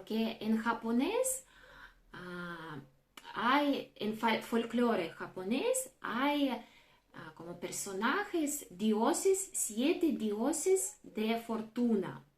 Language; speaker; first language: Spanish; non-native, fluent; Russian